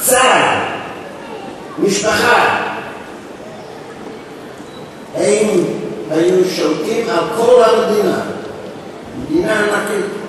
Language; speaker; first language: Hebrew; non-native, fluent; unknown